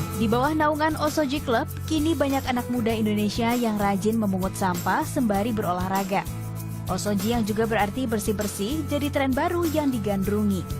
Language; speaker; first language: Indonesian; native; Indonesian